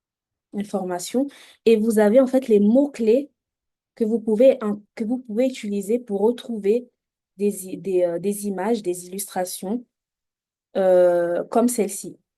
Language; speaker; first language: French; native; French